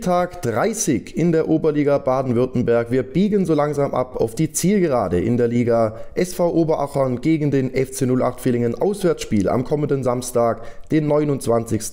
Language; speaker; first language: German; native; German